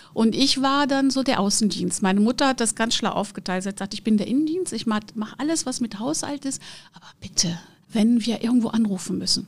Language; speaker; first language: German; non-native, fluent; Portuguese